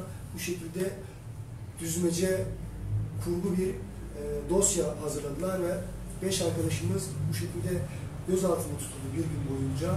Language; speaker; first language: Turkish; native; Turkish